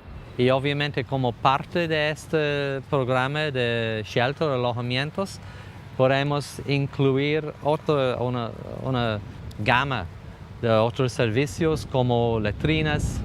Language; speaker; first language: Spanish; non-native, fluent; English